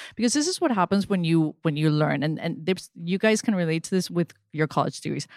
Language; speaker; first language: English; early bilingual, other home language; Spanish